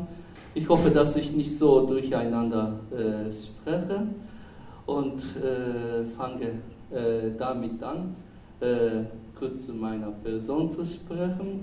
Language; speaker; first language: German; non-native, fluent; Japanese